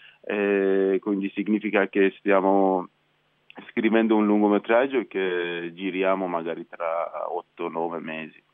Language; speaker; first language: Italian; non-native, fluent; Persian